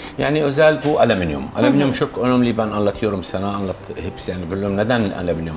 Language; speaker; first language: Turkish; non-native, learner; Arabic